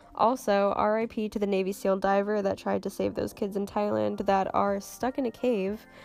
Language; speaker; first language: English; native; English